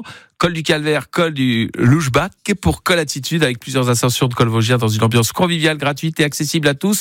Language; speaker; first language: French; native; French